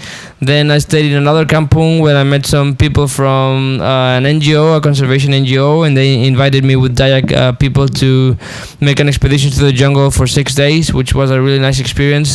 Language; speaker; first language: English; non-native, fluent; Spanish